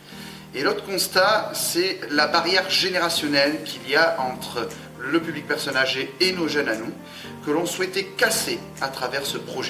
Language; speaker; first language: French; native; French